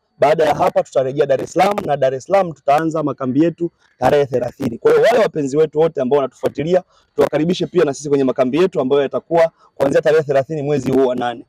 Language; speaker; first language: Swahili; native; Swahili